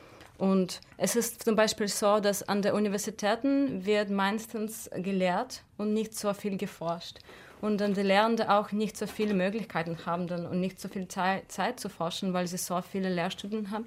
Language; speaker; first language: German; non-native, fluent; Russian